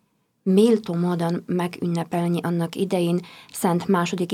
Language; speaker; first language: Hungarian; non-native, fluent; Polish